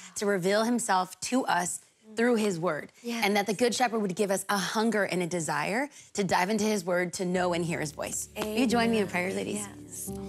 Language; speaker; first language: English; native; English